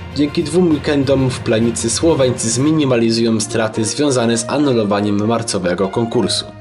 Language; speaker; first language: Polish; native; Polish